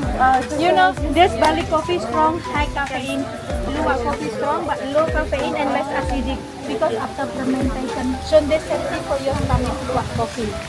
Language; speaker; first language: English; non-native, learner; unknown